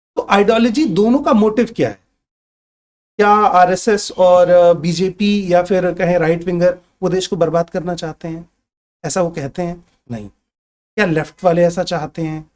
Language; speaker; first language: Hindi; native; Hindi